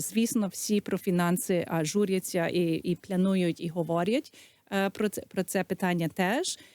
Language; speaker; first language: Ukrainian; early bilingual, heritage; Ukrainian